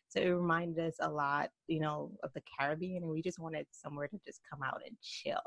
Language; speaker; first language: English; native; English